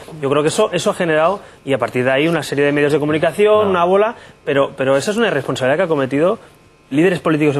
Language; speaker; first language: Spanish; native; Spanish